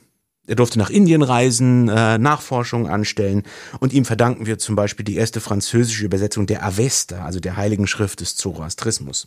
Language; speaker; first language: German; native; German